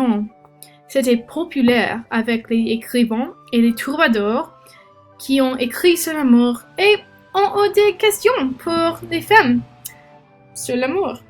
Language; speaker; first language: French; non-native, learner; English